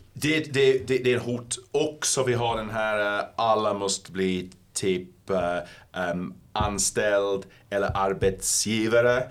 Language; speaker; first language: Swedish; non-native, fluent; English